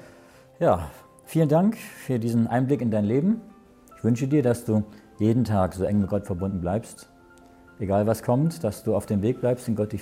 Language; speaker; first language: German; native; German